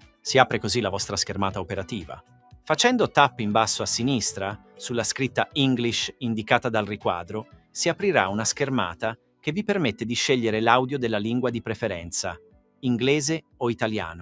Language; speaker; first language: Italian; native; Italian